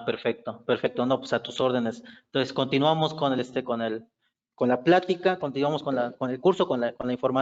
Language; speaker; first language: Spanish; native; Spanish